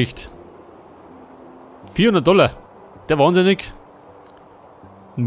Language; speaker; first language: German; native; German